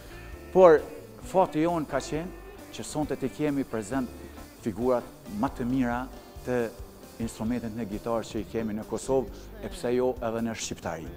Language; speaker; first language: Albanian; native; Albanian